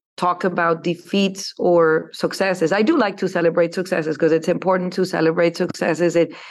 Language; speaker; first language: English; non-native, fluent; Spanish